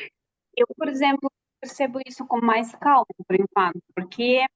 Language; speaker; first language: Portuguese; non-native, fluent; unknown